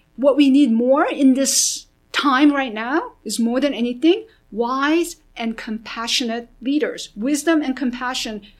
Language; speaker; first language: English; early bilingual, other home language; Korean